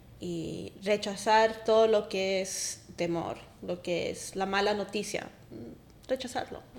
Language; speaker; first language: Spanish; early bilingual, heritage; Spanish